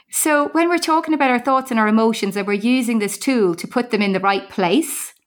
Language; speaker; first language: English; native; English